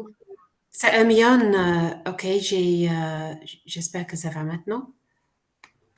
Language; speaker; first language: French; non-native, fluent; English